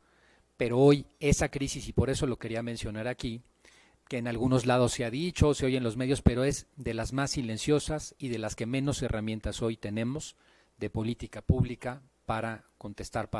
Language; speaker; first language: Spanish; native; Spanish